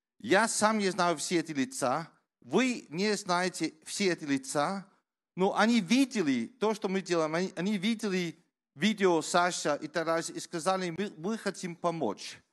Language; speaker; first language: Russian; non-native, learner; Danish